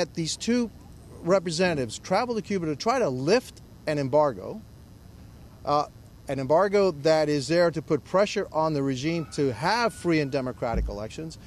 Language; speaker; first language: English; early bilingual, other home language; Spanish